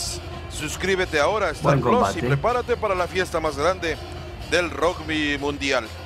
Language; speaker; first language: Spanish; native; Spanish